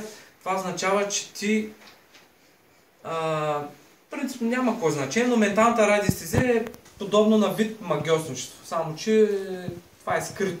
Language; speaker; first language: Bulgarian; native; Bulgarian